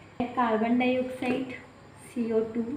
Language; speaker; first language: Hindi; native; Hindi